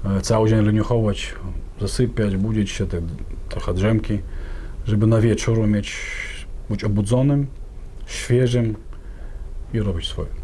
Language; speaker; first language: Polish; non-native, fluent; Chechen